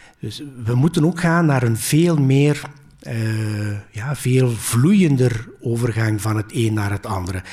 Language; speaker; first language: Dutch; early bilingual, other home language; Greek